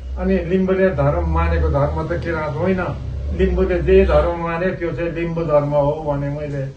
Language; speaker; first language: Nepali; non-native, local second language; Limbu